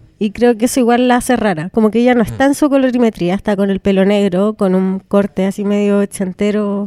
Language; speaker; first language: Spanish; native; Spanish